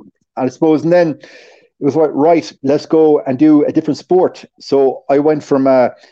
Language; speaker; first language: English; native; English